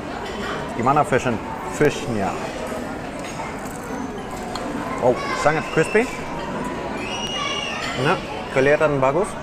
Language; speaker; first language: Indonesian; non-native, fluent; German